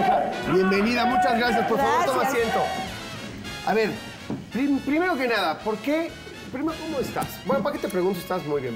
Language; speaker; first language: Spanish; native; Spanish